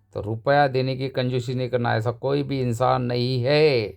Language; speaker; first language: Hindi; non-native, local second language; Marathi